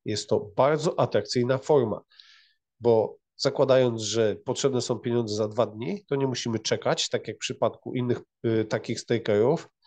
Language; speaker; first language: Polish; native; Polish